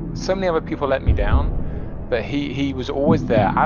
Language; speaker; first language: English; native; English